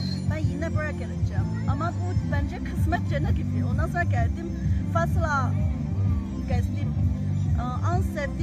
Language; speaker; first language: Turkish; non-native, learner; Chinese